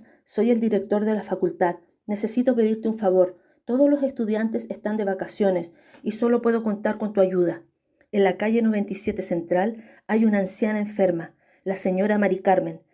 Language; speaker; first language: Spanish; native; Spanish